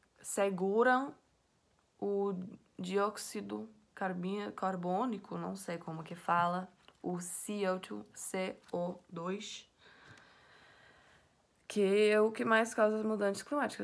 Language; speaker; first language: Portuguese; non-native, fluent; English